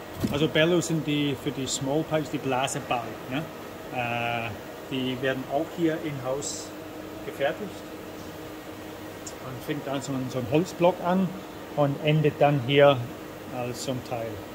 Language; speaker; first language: German; native; German